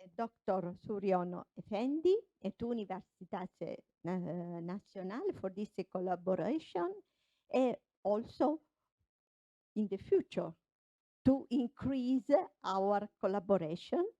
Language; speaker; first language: English; non-native, fluent; Italian